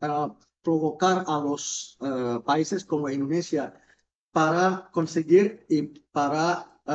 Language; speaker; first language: Spanish; non-native, fluent; Indonesian